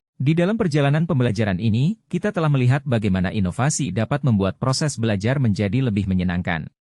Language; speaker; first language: Indonesian; native; Indonesian